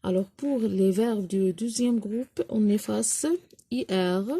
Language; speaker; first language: French; non-native, local second language; Arabic